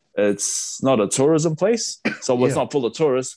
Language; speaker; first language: English; native; English